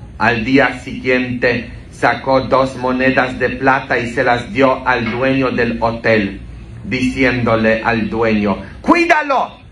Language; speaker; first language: Spanish; non-native, fluent; Polish